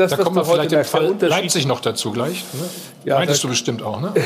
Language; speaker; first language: German; native; German